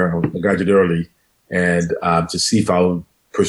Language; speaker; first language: English; non-native, local second language; Krio